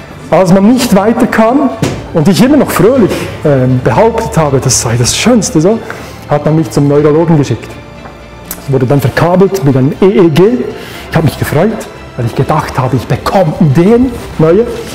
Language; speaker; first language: German; native; German